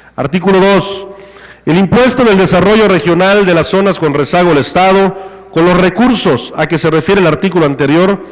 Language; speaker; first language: Spanish; native; Spanish